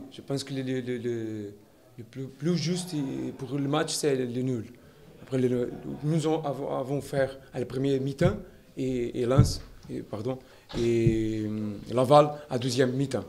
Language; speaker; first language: French; non-native, learner; Portuguese